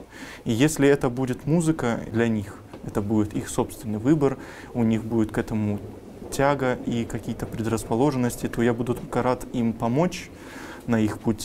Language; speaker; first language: Russian; native; Russian